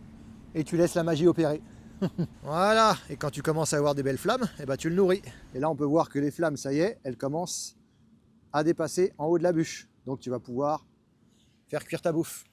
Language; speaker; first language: French; native; French